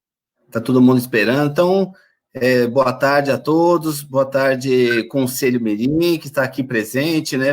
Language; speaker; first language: Portuguese; native; Portuguese